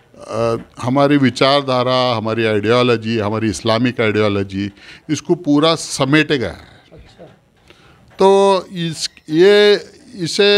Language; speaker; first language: Hindi; non-native, local second language; Urdu